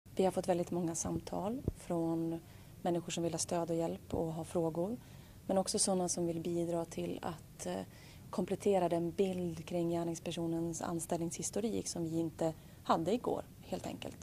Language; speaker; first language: Swedish; native; Swedish